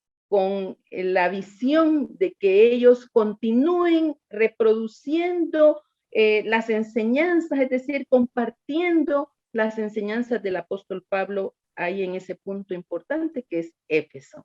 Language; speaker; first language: Spanish; native; Spanish